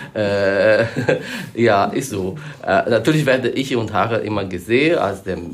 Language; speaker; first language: German; non-native, fluent; Portuguese